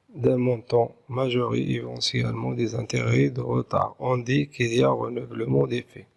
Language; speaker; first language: French; non-native, local second language; Arabic